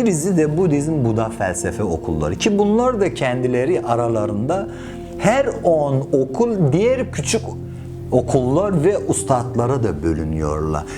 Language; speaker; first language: Turkish; non-native, fluent; Persian